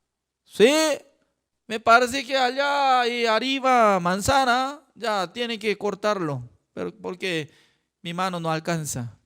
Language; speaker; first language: Spanish; non-native, fluent; Korean